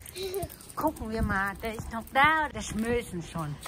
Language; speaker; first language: German; non-native, learner; Vietnamese